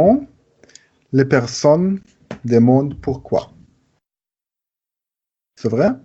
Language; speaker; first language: French; non-native, learner; German